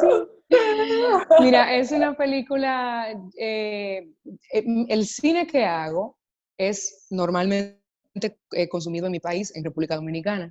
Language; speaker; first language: Spanish; native; Spanish